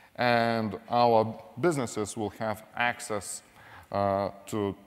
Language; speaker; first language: English; non-native, fluent; Lithuanian